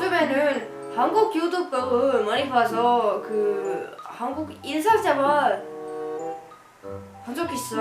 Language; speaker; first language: Korean; non-native, learner; Finnish